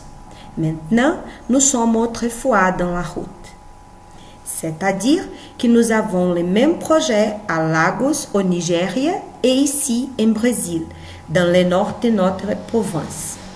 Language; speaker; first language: French; non-native, learner; Portuguese